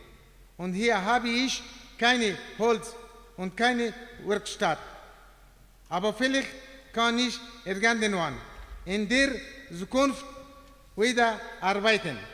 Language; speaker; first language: German; non-native, learner; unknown